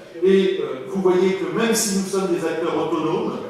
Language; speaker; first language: French; native; French